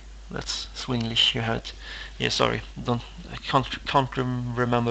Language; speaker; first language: English; non-native, fluent; Swedish